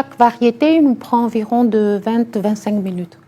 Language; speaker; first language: French; non-native, fluent; Greek